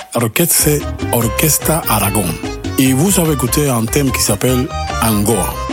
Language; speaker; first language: French; non-native, learner; Spanish